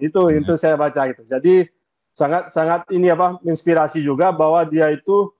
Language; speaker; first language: Indonesian; non-native, fluent; Portuguese